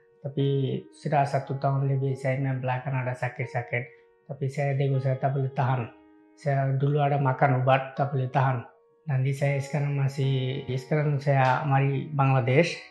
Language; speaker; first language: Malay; non-native, learner; Bangla